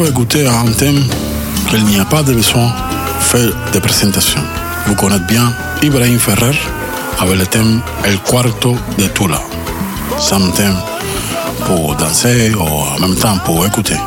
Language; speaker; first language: French; non-native, learner; Spanish